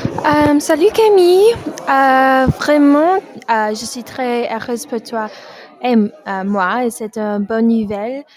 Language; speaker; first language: French; non-native, learner; English